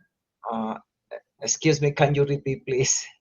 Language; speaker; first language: English; non-native, learner; Spanish